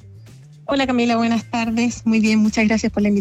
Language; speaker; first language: Spanish; native; Spanish